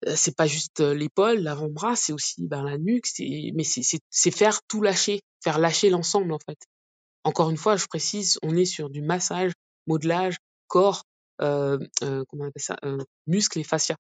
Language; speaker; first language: French; native; French